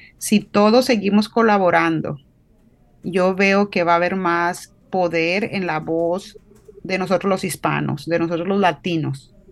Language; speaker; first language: Spanish; native; Spanish